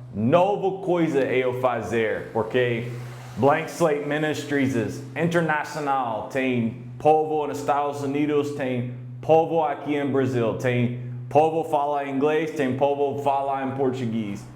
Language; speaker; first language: Portuguese; non-native, learner; English